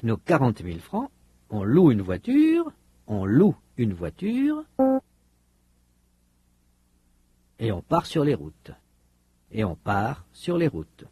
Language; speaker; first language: French; native; French